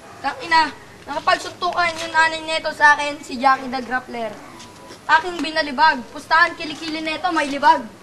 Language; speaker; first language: Filipino; native; Filipino